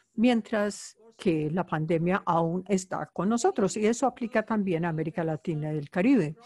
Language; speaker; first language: Spanish; non-native, fluent; Bulgarian